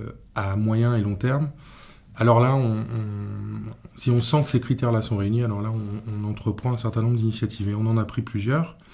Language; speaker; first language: French; native; French